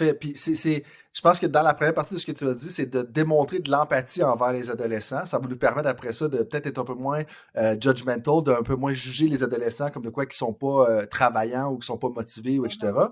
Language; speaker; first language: French; native; French